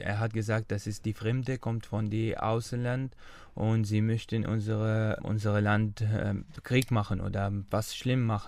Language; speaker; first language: German; non-native, learner; Arabic